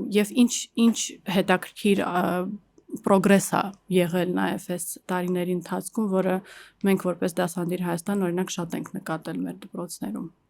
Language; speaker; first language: Armenian; early bilingual, heritage; Armenian